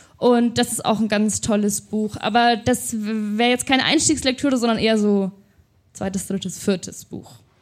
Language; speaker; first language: German; native; German